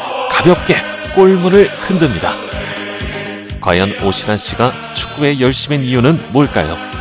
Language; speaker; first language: Korean; native; Korean